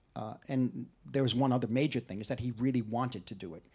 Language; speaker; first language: English; native; English